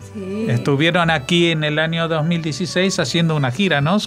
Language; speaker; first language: Spanish; native; Spanish